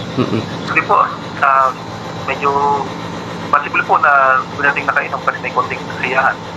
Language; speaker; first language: Filipino; non-native, local second language; Pangasinan